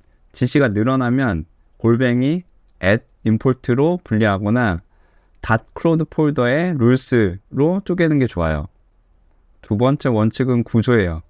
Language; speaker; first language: Korean; native; Korean